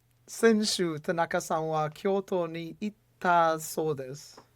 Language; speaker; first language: Japanese; non-native, learner; English